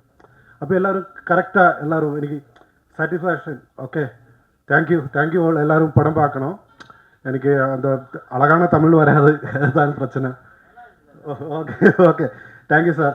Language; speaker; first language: Tamil; non-native, learner; Malayalam